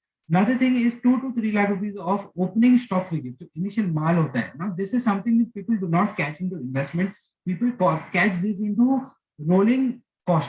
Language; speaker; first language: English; non-native, local second language; Hindi